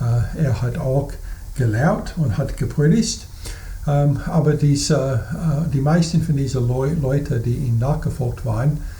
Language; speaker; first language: German; non-native, fluent; English